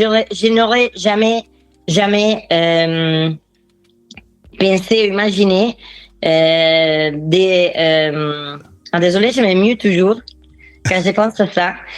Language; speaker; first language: French; non-native, fluent; Italian